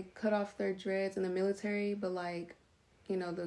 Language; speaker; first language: English; native; English